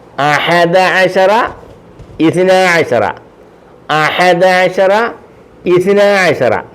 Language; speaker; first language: Arabic; non-native, fluent; Malayalam